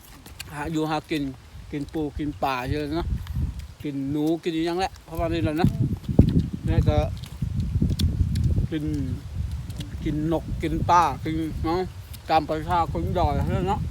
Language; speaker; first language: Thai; non-native, local second language; Northeastern Thai